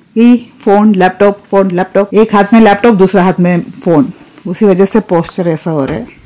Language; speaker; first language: Hindi; non-native, local second language; Malayalam